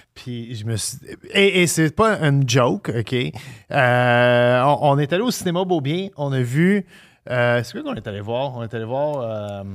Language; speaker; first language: French; native; French